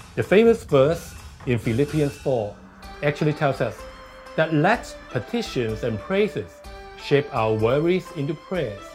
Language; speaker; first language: English; non-native, local second language; Cantonese